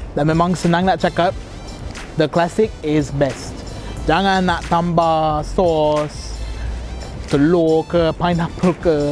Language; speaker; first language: Malay; non-native, fluent; English